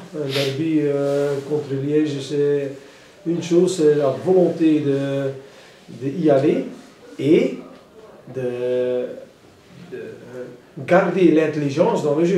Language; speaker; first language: French; non-native, local second language; Dutch